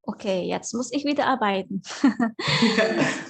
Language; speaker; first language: German; non-native, fluent; Indonesian